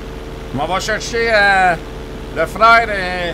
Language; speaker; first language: French; native; French